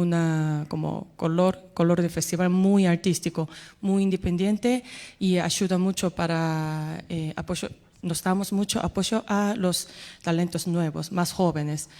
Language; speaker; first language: Spanish; non-native, learner; Korean